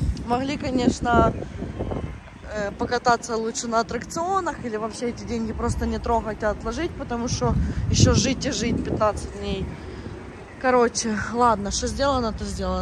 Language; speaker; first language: Russian; non-native, local second language; Ukrainian